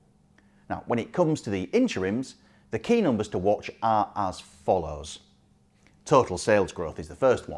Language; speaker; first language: English; native; English